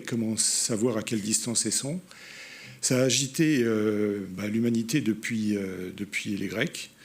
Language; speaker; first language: French; native; French